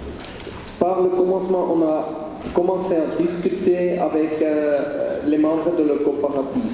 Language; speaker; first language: French; non-native, local second language; Swiss German